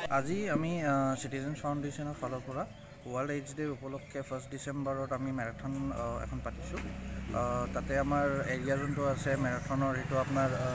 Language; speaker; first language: Assamese; native; Assamese